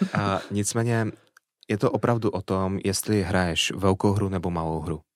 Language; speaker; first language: Czech; early bilingual, other home language; Russian